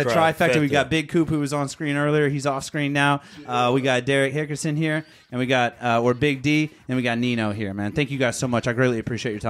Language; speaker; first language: English; native; English